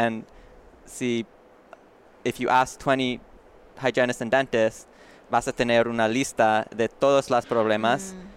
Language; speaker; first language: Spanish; non-native, learner; English